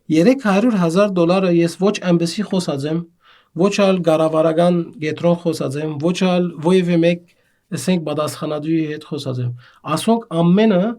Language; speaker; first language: Armenian; native; Armenian